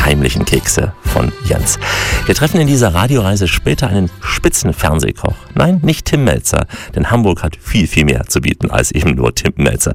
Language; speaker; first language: German; native; German